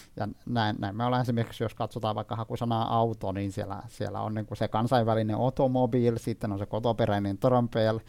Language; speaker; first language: Finnish; non-native, fluent; Arabic